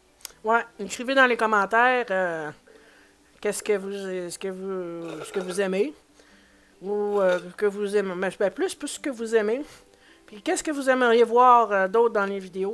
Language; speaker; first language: French; native; French